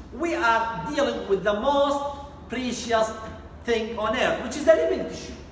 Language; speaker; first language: English; non-native, fluent; Arabic